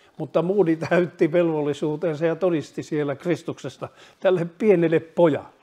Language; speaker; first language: Finnish; native; Finnish